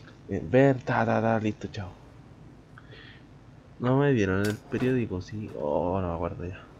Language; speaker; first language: Spanish; native; Spanish